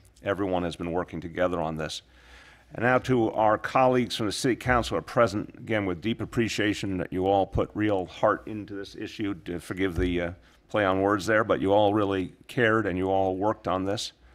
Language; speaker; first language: English; native; English